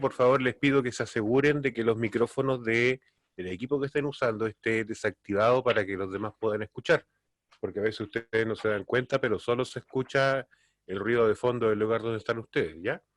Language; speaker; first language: Spanish; native; Spanish